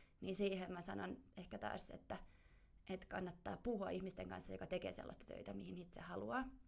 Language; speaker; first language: Finnish; non-native, fluent; German